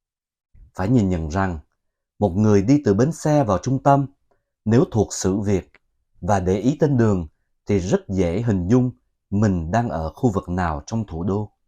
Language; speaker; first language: Vietnamese; native; Vietnamese